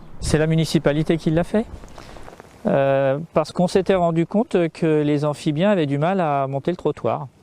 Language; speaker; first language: French; native; French